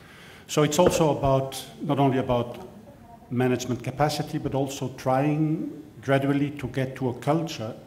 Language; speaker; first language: English; non-native, fluent; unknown